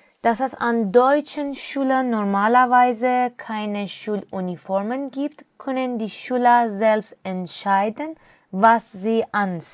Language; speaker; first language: German; non-native, fluent; Persian